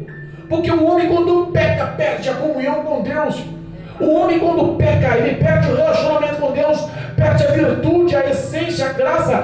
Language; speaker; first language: Portuguese; native; Portuguese